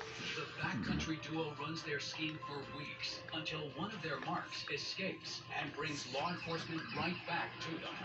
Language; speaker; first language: English; native; English